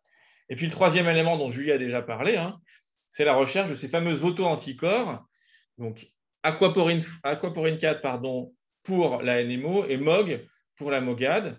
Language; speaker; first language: French; native; French